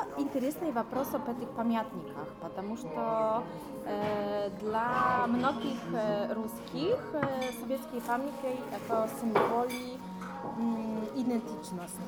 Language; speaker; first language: Russian; non-native, learner; Polish